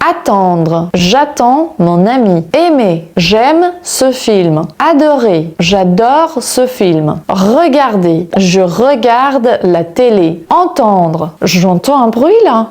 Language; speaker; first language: French; non-native, fluent; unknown